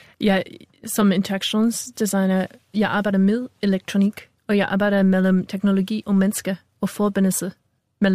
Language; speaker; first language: Danish; non-native, fluent; English